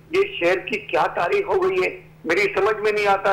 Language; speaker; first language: Urdu; native; Urdu